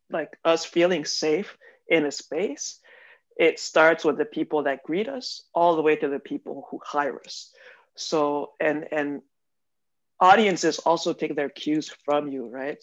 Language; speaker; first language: English; native; English